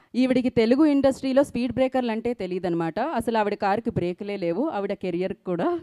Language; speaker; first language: Telugu; native; Telugu